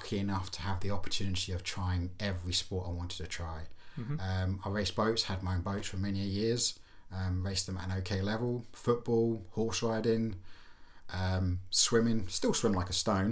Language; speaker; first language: English; native; English